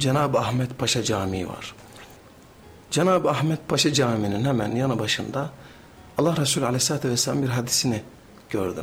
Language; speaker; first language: Turkish; native; Turkish